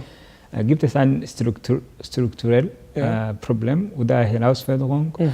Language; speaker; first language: German; non-native, learner; Kinyarwanda